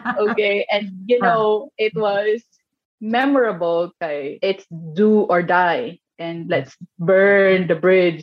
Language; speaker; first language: English; non-native, local second language; Cebuano